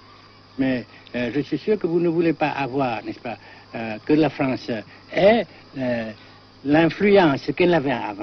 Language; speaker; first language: French; non-native, local second language; Vietnamese